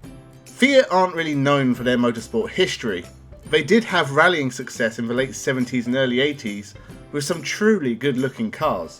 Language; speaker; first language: English; native; English